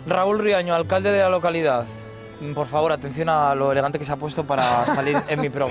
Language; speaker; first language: Spanish; native; Spanish